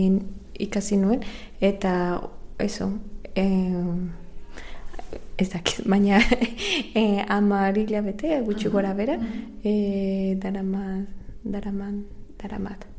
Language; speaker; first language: Basque; non-native, learner; Spanish